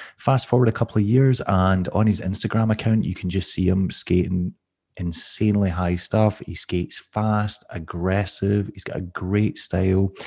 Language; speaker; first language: English; native; English